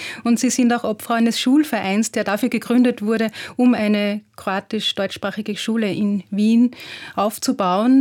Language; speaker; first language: German; native; German